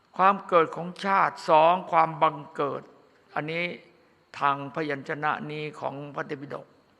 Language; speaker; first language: Thai; native; Thai